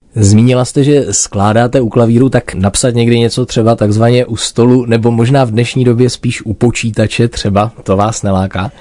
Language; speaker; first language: Czech; native; Czech